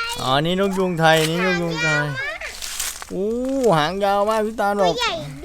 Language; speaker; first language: Thai; native; Thai